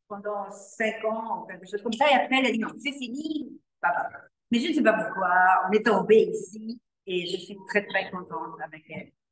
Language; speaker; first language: French; non-native, learner; Spanish